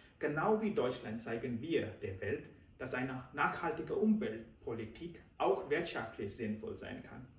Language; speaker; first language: German; non-native, fluent; Telugu